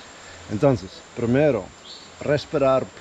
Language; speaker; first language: Spanish; non-native, fluent; English